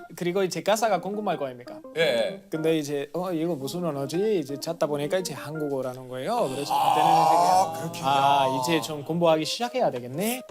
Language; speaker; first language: Korean; non-native, fluent; Spanish